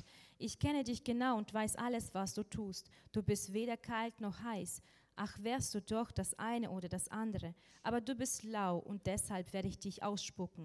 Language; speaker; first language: German; non-native, fluent; Russian